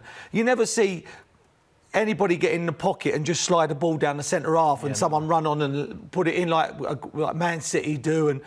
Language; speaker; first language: English; native; English